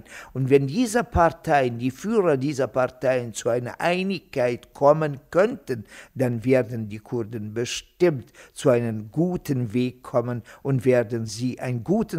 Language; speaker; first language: German; non-native, fluent; Kurdish